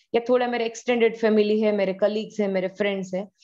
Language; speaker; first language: Hindi; non-native, local second language; Gujarati